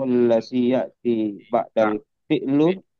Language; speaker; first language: Arabic; non-native, learner; Indonesian